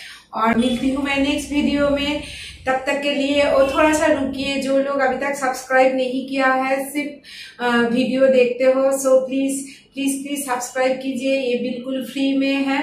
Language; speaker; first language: Hindi; non-native, local second language; Bangla